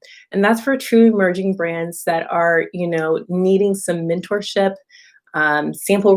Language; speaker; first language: English; native; English